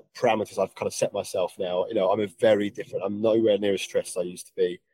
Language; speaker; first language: English; native; English